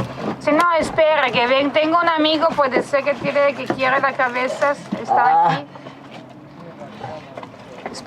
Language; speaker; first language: Spanish; non-native, learner; Italian